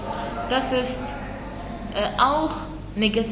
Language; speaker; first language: German; non-native, fluent; Arabic